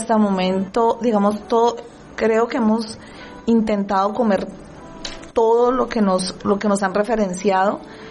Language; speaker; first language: Spanish; native; Spanish